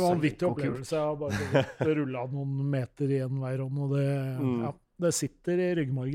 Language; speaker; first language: Norwegian; native; Norwegian